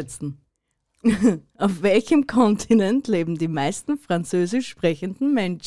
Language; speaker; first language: German; native; German